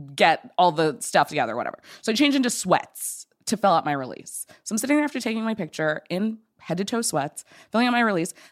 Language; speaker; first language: English; native; English